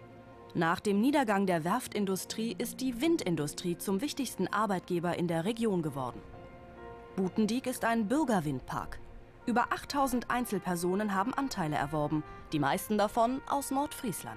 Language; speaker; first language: German; native; German